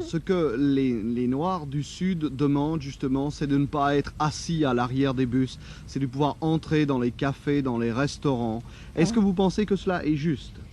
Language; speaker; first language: French; native; French